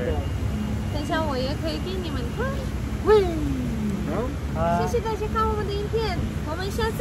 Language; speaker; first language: Chinese; non-native, learner; Russian